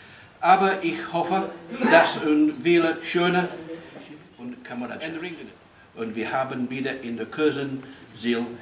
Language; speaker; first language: German; non-native, learner; English